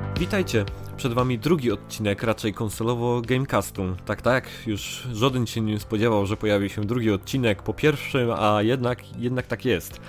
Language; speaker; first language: Polish; native; Polish